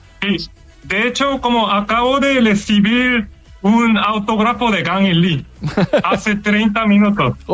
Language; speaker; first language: Spanish; non-native, learner; Korean